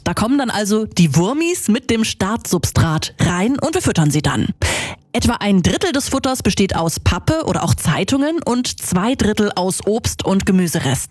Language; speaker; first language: German; native; German